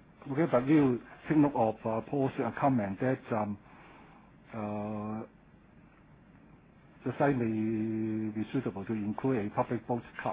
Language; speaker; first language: English; non-native, local second language; Cantonese